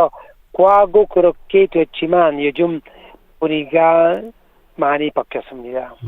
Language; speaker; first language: Korean; non-native, learner; Italian